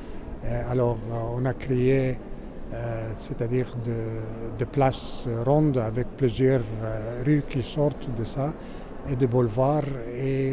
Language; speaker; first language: French; non-native, fluent; Arabic